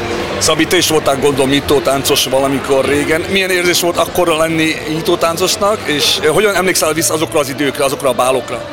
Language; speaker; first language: Hungarian; early bilingual, heritage; Hungarian